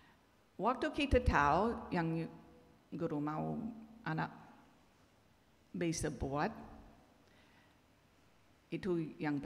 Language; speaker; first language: Indonesian; non-native, learner; English